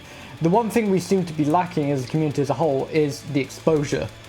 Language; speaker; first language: English; native; English